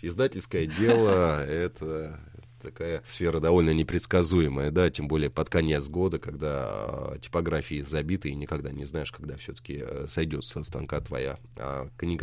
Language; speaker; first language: Russian; native; Russian